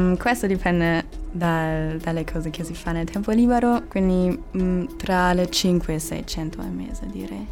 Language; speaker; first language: Italian; non-native, fluent; German